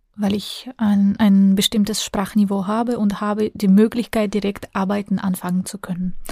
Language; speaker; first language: German; non-native, fluent; Russian